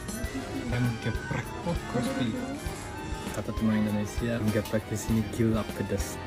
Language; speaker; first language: Indonesian; non-native, learner; Japanese